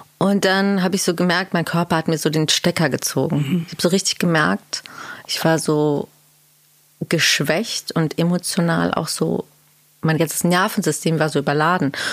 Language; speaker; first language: German; early bilingual, other home language; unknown